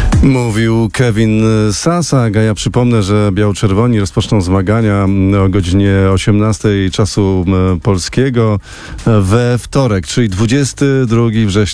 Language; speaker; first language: Polish; native; Polish